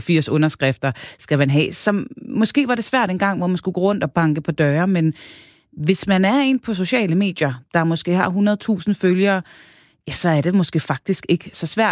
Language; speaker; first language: Danish; native; Danish